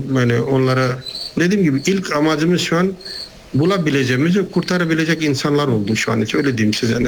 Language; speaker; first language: Turkish; non-native, fluent; Nepali